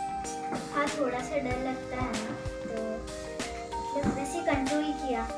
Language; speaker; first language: Hindi; non-native, local second language; Malayalam